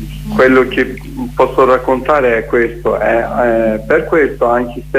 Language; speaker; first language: Italian; non-native, learner; Kurdish